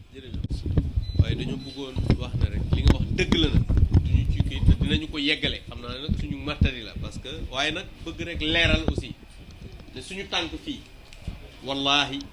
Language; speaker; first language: Wolof; native; Wolof